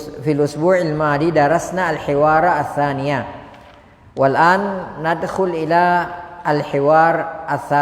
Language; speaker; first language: Arabic; non-native, fluent; Indonesian